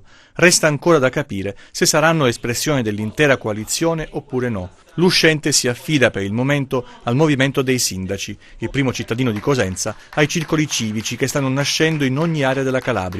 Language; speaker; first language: Italian; native; Italian